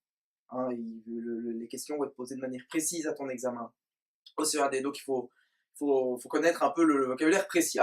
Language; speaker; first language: French; native; French